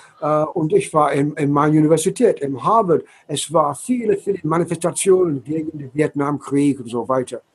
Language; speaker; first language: German; non-native, learner; English